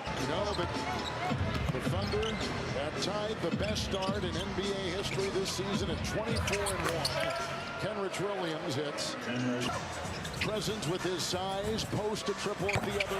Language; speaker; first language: English; native; English